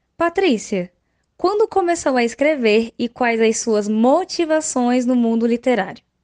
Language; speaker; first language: Portuguese; native; Portuguese